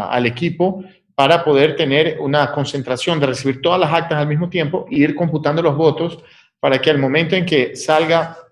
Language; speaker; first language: Spanish; native; Spanish